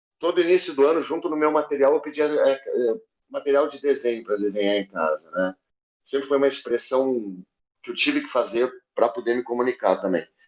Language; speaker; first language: Portuguese; native; Portuguese